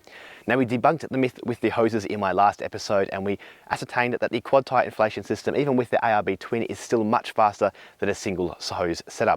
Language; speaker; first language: English; native; English